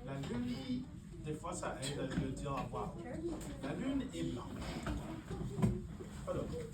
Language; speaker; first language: French; non-native, local second language; English